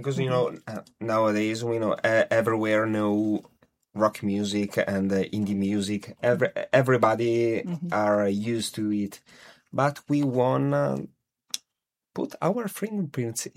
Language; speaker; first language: English; non-native, learner; Italian